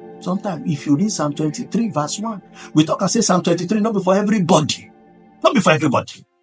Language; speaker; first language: Nigerian Pidgin; non-native, local second language; Igbo